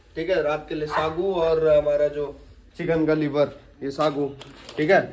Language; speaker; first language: Hindi; non-native, local second language; Odia